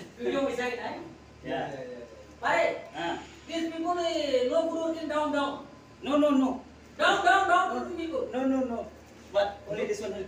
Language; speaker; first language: English; non-native, learner; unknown